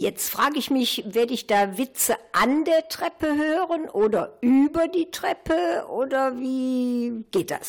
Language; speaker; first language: German; native; German